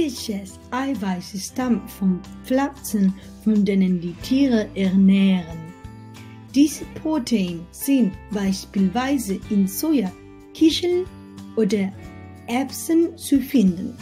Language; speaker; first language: German; non-native, learner; Spanish